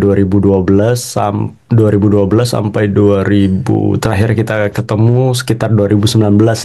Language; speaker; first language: Indonesian; native; Indonesian